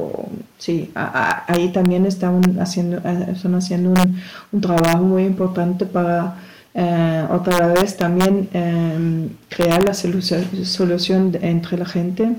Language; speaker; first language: Spanish; non-native, learner; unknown